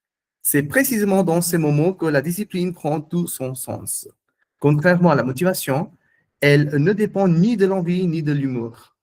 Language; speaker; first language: French; non-native, fluent; Hindi